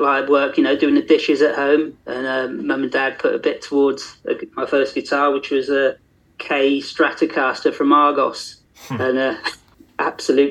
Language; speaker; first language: English; native; English